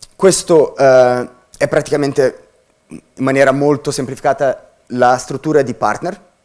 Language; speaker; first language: Italian; non-native, fluent; Portuguese